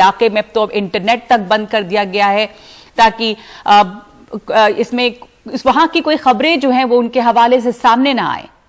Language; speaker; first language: Hindi; native; Hindi